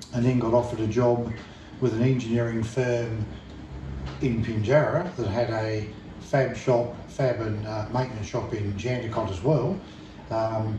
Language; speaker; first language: English; native; English